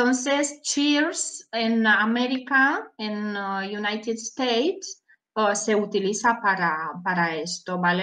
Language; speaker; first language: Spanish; non-native, fluent; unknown